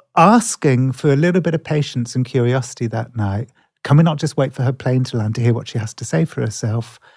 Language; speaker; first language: English; native; English